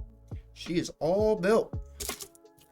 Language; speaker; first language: English; native; English